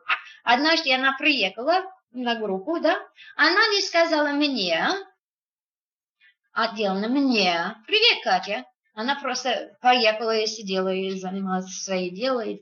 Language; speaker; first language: Russian; non-native, fluent; English